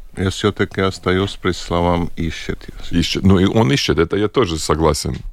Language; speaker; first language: Russian; non-native, local second language; Latvian